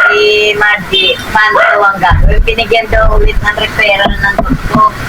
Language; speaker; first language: Filipino; non-native, local second language; Pampanga